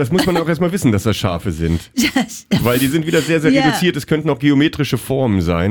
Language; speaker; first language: German; native; German